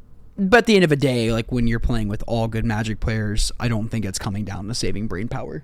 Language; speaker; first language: English; native; English